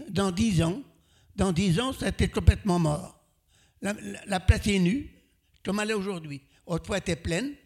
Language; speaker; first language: French; native; French